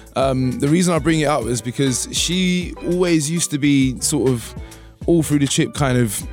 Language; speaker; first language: English; early bilingual, other home language; Akan